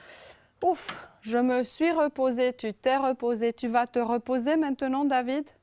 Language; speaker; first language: French; non-native, fluent; Romanian